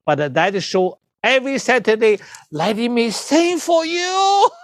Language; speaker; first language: English; non-native, learner; Chinese